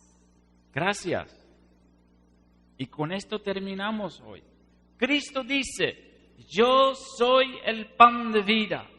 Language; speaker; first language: Spanish; non-native, fluent; Dutch